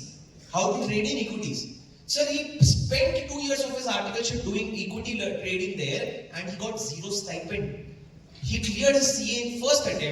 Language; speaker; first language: English; non-native, local second language; Hindi